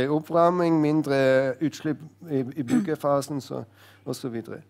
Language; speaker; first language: Norwegian; non-native, fluent; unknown